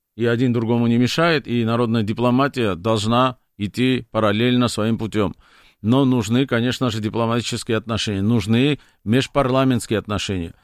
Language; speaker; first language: Russian; non-native, local second language; Georgian